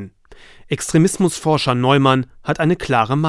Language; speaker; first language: German; native; German